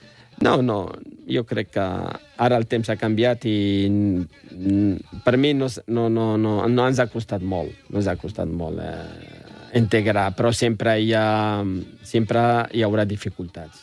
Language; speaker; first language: Catalan; non-native, fluent; Riffian